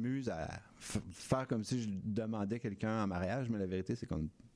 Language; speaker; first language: French; native; French